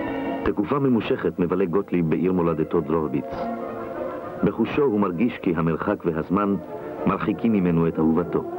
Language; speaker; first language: Hebrew; native; Hebrew